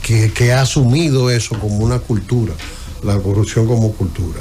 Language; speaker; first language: Spanish; native; Spanish